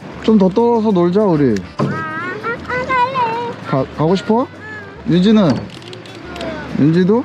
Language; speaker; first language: Korean; native; Korean